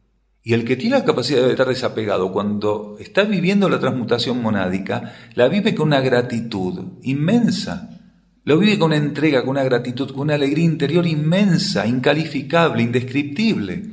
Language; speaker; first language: Spanish; native; Spanish